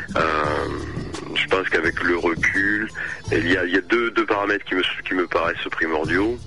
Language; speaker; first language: French; native; French